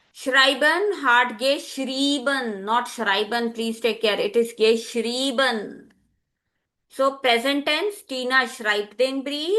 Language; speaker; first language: German; non-native, learner; Hindi